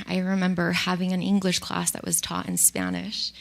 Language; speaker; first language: English; early bilingual, other home language; Spanish